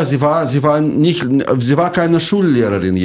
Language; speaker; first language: German; non-native, fluent; Russian